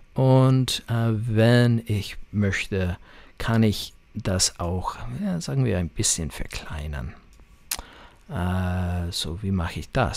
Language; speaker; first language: German; non-native, fluent; English